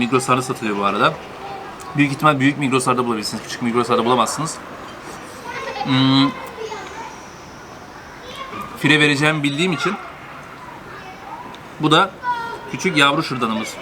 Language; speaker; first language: Turkish; native; Turkish